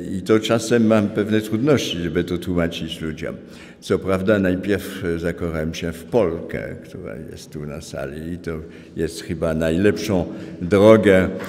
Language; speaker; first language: Polish; non-native, fluent; French